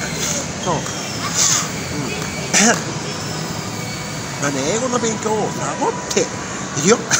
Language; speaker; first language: Japanese; native; Japanese